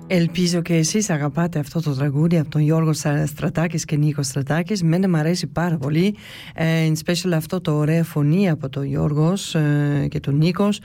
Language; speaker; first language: Greek; early bilingual, heritage; Greek